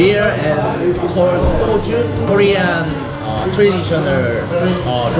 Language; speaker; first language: English; non-native, learner; Korean